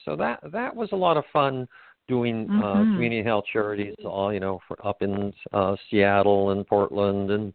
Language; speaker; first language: English; native; English